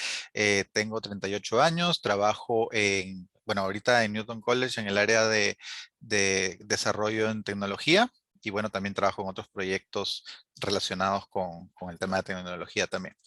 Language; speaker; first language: Spanish; native; Spanish